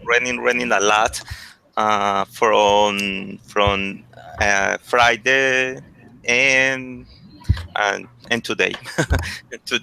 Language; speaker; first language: English; non-native, learner; Spanish